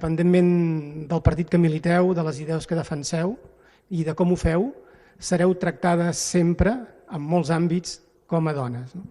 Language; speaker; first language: Catalan; native; Catalan